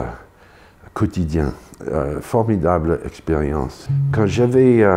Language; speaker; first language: French; non-native, fluent; English